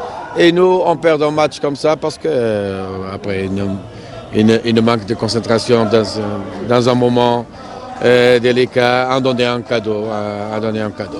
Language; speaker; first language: French; non-native, fluent; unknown